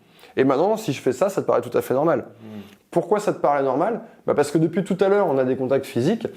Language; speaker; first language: French; native; French